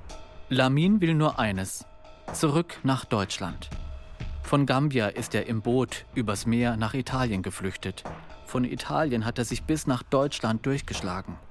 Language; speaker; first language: German; native; German